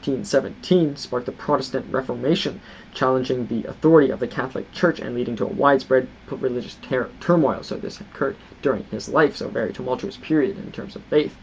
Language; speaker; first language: English; native; English